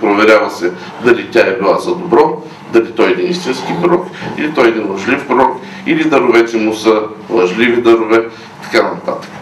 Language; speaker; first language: Bulgarian; native; Bulgarian